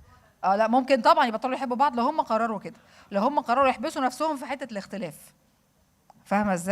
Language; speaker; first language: Arabic; native; Arabic